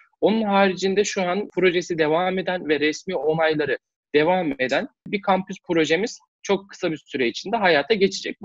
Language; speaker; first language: Turkish; native; Turkish